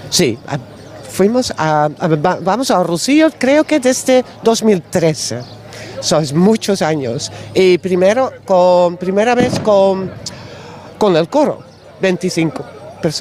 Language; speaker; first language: Spanish; non-native, learner; Dutch